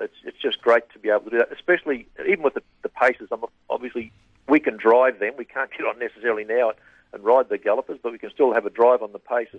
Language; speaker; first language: English; native; English